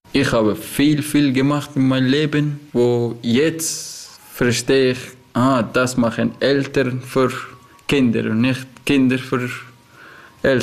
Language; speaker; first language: German; non-native, learner; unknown